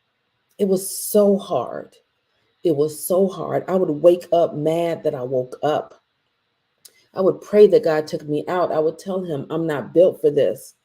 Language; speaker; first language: English; native; English